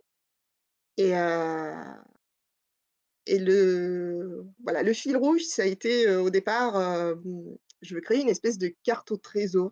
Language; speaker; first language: French; native; French